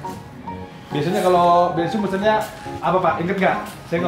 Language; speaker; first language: Indonesian; native; Indonesian